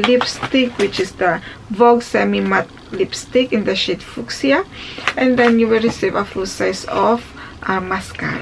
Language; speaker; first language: English; non-native, fluent; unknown